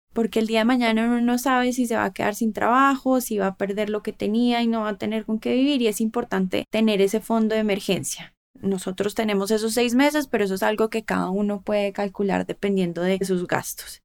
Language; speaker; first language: Spanish; native; Spanish